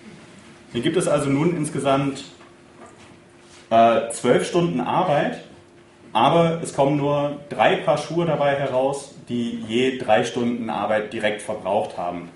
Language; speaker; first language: German; native; German